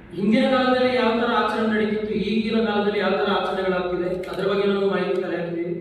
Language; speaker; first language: Kannada; non-native, local second language; Kodava